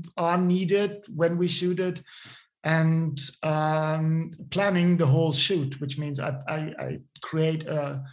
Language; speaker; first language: English; non-native, fluent; German